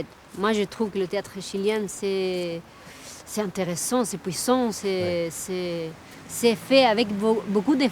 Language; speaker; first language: French; non-native, fluent; Spanish